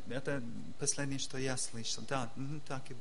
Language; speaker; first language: Russian; non-native, learner; English